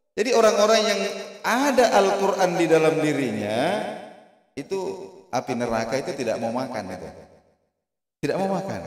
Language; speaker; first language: Indonesian; non-native, local second language; Buginese